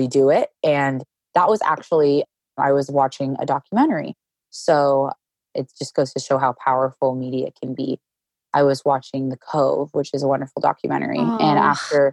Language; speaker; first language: English; native; English